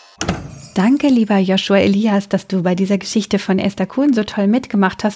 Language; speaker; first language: German; native; German